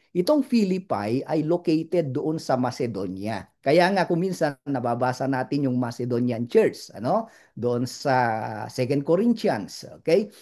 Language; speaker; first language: Filipino; non-native, local second language; Iloko